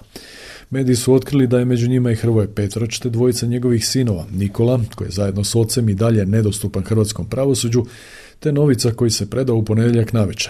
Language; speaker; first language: Croatian; native; Croatian